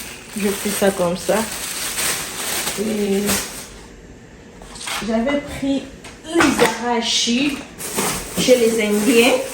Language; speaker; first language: French; non-native, local second language; Lingala